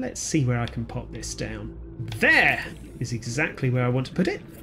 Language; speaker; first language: English; native; English